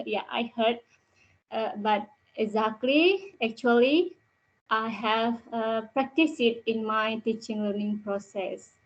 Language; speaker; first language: English; non-native, learner; Indonesian